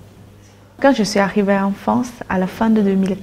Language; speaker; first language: French; non-native, fluent; Chinese